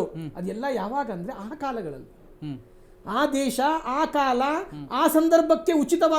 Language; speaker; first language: Kannada; native; Kannada